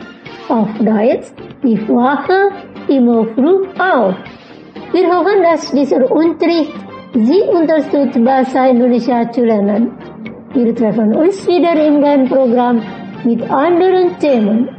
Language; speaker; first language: German; non-native, fluent; Indonesian